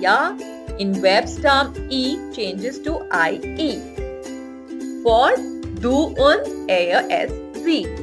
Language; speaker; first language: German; non-native, fluent; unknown